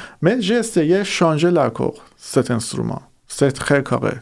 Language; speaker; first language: French; non-native, fluent; Persian